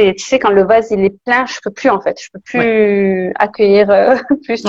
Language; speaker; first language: French; native; French